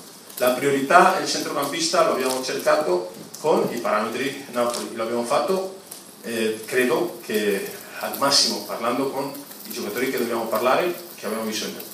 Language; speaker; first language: Italian; non-native, fluent; Spanish